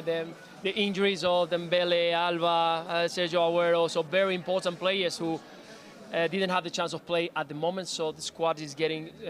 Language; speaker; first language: English; non-native, fluent; Spanish